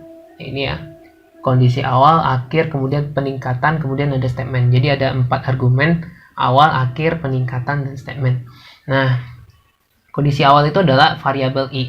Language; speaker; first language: Indonesian; native; Indonesian